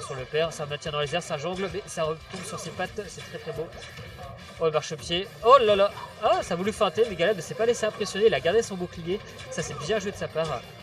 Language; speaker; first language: French; native; French